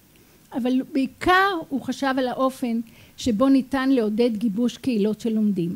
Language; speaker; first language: Hebrew; native; Hebrew